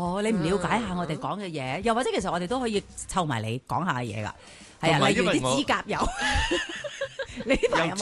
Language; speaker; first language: Cantonese; native; Cantonese